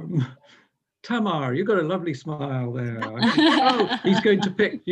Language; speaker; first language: English; native; English